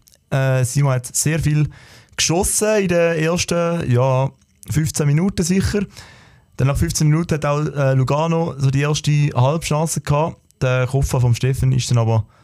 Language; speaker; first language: German; native; German